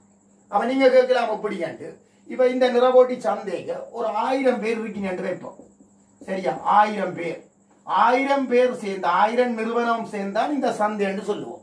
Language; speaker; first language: Tamil; native; Tamil